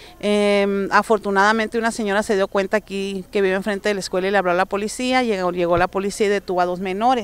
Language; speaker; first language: Spanish; native; Spanish